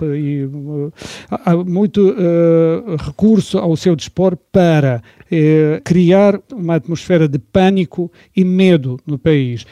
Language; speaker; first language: Portuguese; non-native, fluent; Russian